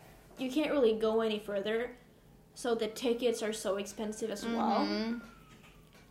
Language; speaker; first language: English; non-native, fluent; Norwegian